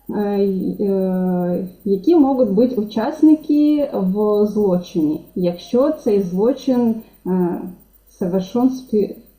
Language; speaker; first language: Ukrainian; non-native, local second language; Russian